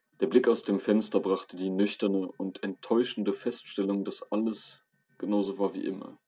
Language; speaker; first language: German; native; German